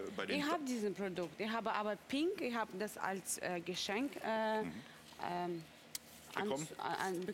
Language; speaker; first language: German; non-native, learner; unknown